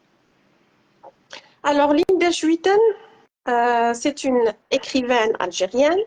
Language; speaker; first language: French; non-native, local second language; Arabic